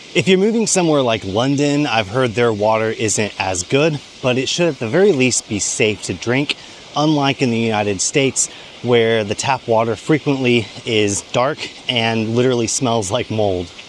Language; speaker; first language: English; native; English